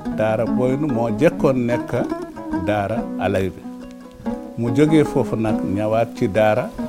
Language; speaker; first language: Wolof; non-native, local second language; Fula